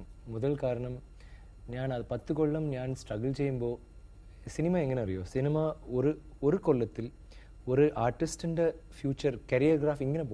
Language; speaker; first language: Malayalam; non-native, learner; Tamil